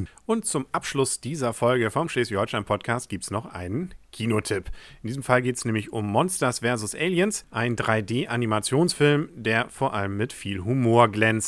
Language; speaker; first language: German; native; German